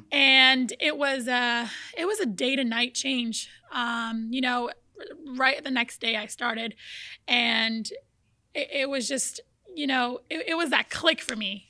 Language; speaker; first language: English; early bilingual, other home language; Portuguese